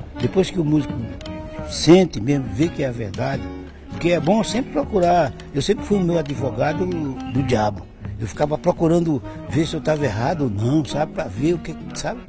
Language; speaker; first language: Portuguese; native; Portuguese